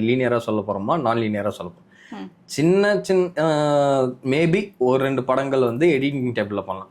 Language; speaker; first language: Tamil; native; Tamil